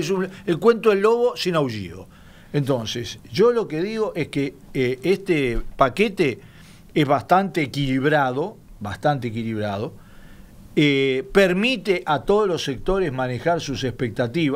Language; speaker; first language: Spanish; native; Spanish